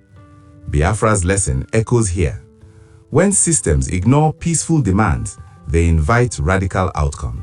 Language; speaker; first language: English; non-native, local second language; Igbo